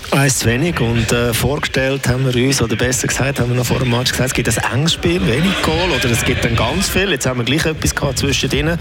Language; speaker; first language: German; native; German